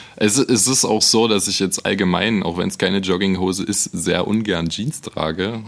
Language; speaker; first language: German; native; German